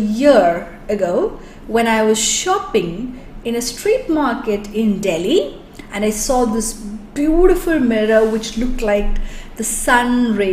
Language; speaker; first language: English; non-native, local second language; Malayalam